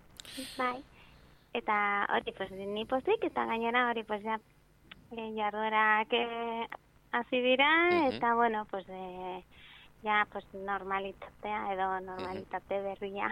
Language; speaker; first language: Basque; non-native, local second language; Spanish